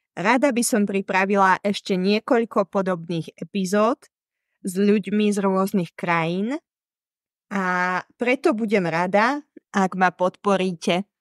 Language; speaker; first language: Slovak; native; Slovak